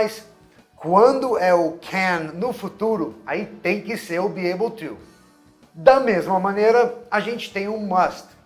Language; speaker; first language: Portuguese; non-native, fluent; English